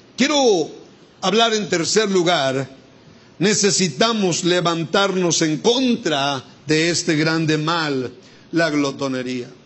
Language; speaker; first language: Spanish; native; Spanish